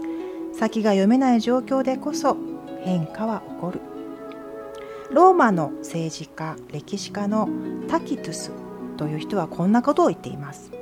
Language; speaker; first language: Japanese; native; Japanese